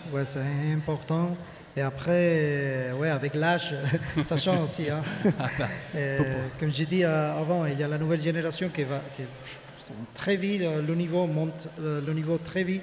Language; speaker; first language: French; non-native, fluent; Spanish